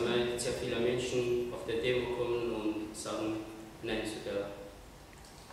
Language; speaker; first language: German; non-native, fluent; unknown